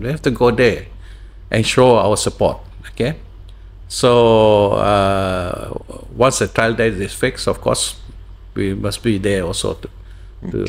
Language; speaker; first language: English; non-native, local second language; Malay